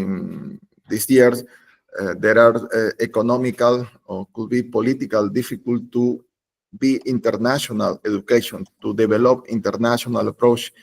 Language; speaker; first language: English; non-native, learner; Spanish